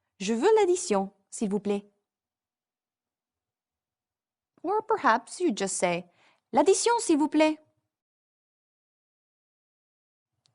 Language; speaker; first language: French; non-native, fluent; English